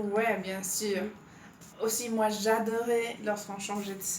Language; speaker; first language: French; non-native, fluent; Spanish